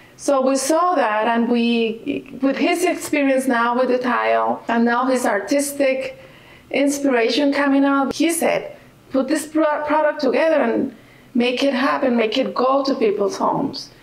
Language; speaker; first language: English; non-native, fluent; Spanish